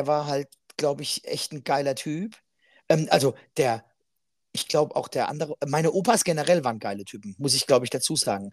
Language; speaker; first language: German; native; German